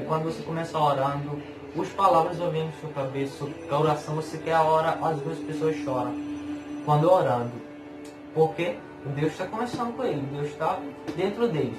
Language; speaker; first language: Portuguese; non-native, learner; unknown